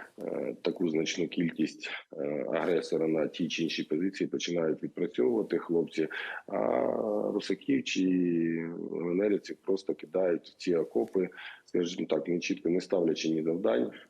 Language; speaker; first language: Ukrainian; non-native, local second language; Russian